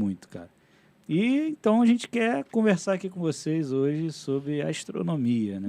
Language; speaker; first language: Portuguese; native; Portuguese